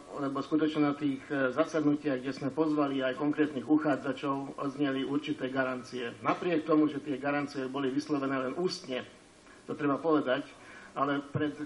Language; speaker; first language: Slovak; non-native, local second language; Hungarian